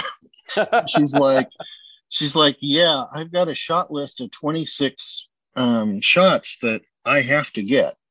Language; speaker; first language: English; native; English